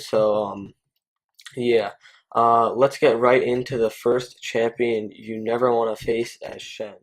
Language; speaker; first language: English; native; English